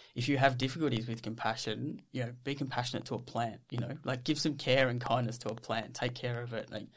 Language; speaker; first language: English; native; English